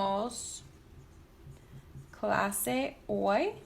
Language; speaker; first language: Spanish; non-native, learner; English